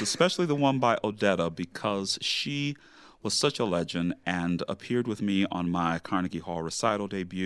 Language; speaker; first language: English; native; English